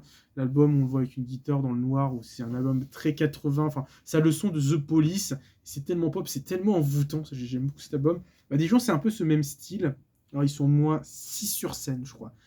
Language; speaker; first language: French; native; French